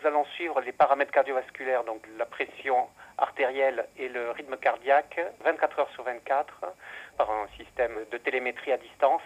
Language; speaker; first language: French; native; French